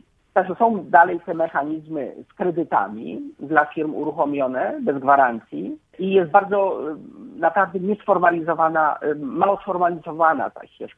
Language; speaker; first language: Polish; native; Polish